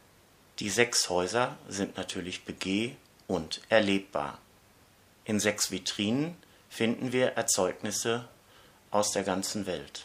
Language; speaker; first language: German; native; German